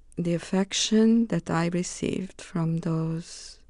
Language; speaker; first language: English; non-native, fluent; Romanian